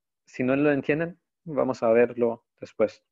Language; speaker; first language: Spanish; non-native, fluent; Arabic